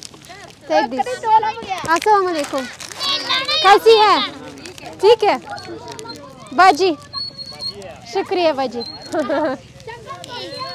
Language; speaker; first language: Hindi; non-native, learner; Kazakh